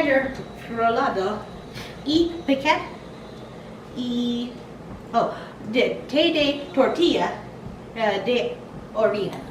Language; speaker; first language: Spanish; non-native, learner; English